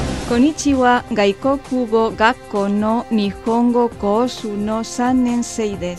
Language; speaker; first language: Japanese; non-native, learner; Spanish